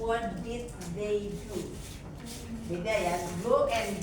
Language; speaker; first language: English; non-native, learner; Indonesian